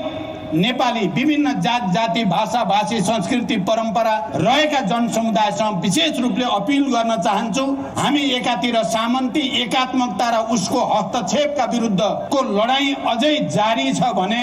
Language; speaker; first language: Nepali; native; Nepali